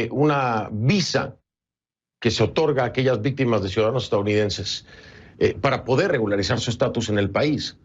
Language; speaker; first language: Spanish; native; Spanish